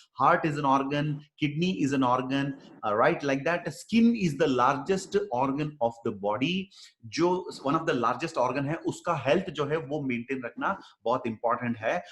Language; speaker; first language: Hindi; non-native, local second language; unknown